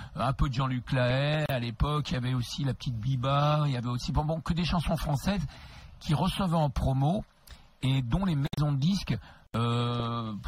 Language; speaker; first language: French; native; French